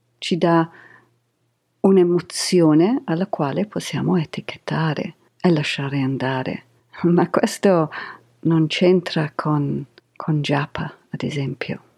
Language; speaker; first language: Italian; non-native, fluent; English